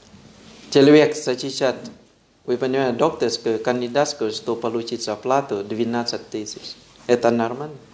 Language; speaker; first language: Russian; non-native, fluent; Thai